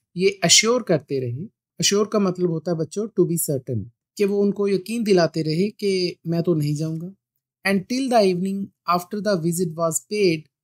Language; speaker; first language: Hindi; non-native, local second language; Punjabi